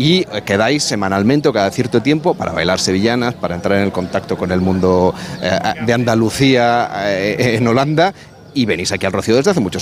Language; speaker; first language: Spanish; native; Spanish